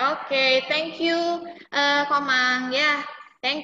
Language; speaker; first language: English; non-native, fluent; Indonesian